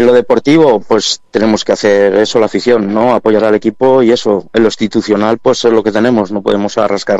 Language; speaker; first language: Spanish; native; Spanish